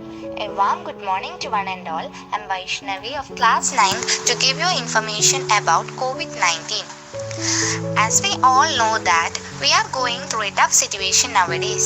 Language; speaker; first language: English; non-native, local second language; Malayalam